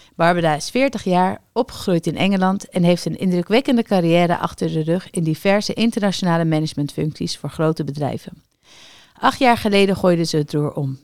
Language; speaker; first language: Dutch; native; Dutch